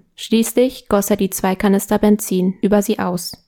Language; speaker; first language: German; non-native, fluent; Spanish